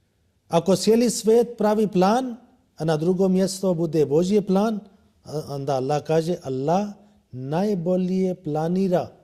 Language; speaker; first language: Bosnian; non-native, learner; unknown